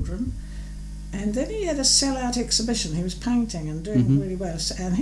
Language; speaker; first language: English; native; English